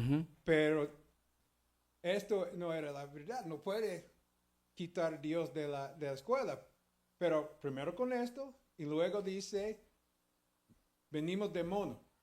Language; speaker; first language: Spanish; early bilingual, heritage; Spanish